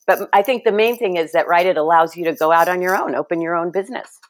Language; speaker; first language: English; early bilingual, other home language; Spanish